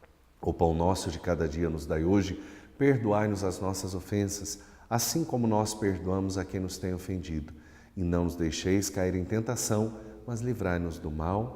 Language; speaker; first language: Portuguese; native; Portuguese